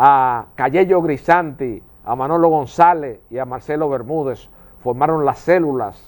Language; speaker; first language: Spanish; native; Spanish